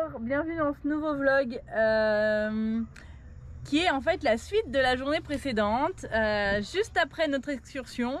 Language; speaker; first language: French; native; French